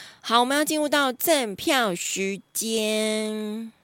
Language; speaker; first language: Chinese; native; Chinese